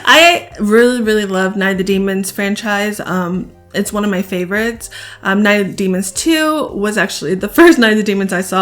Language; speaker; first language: English; native; English